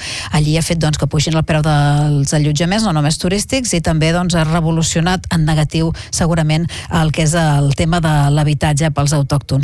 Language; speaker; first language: Catalan; native; Catalan